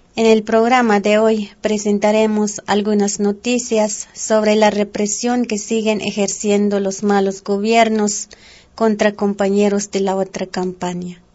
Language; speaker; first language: Spanish; non-native, local second language; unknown